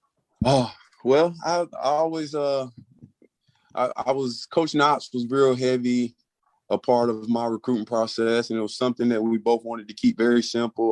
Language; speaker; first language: English; native; English